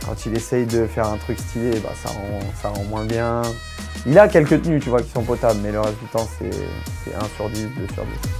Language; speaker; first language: French; native; French